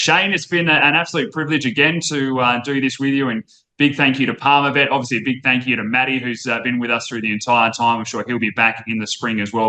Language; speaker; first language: English; native; English